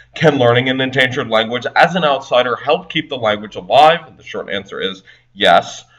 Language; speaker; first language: English; native; English